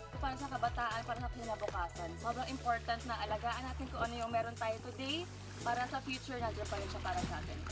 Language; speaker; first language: Filipino; native; Filipino